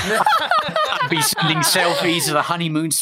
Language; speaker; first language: English; native; English